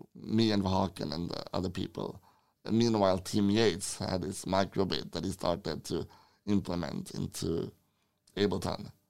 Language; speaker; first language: English; non-native, fluent; Swedish